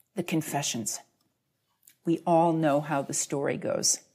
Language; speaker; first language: English; native; English